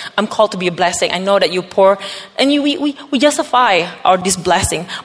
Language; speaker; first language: English; non-native, fluent; Indonesian